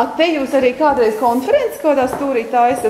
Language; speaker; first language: Latvian; native; Latvian